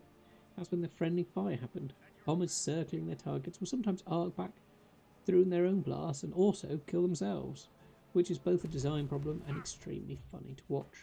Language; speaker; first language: English; native; English